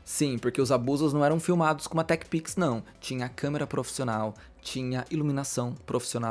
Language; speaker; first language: Portuguese; native; Portuguese